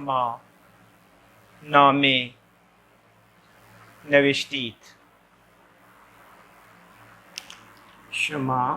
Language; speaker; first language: Persian; non-native, fluent; Urdu